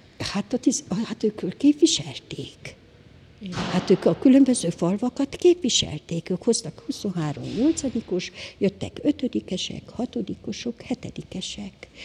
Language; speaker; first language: Hungarian; native; Hungarian